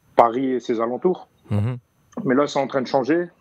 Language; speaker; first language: French; native; French